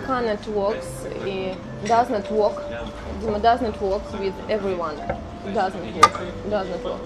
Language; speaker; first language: English; non-native, learner; Russian